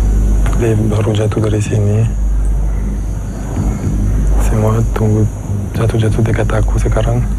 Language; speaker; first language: Indonesian; non-native, fluent; English